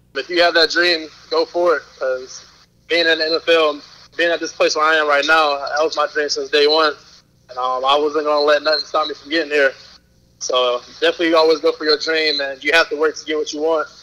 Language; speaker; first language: English; native; English